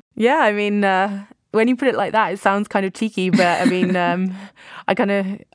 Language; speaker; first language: English; native; English